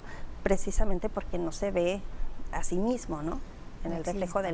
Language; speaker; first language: Spanish; native; Spanish